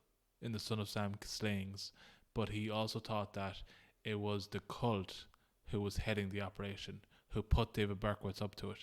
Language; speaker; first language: English; native; English